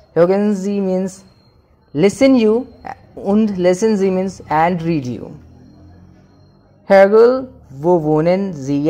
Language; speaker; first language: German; non-native, learner; Hindi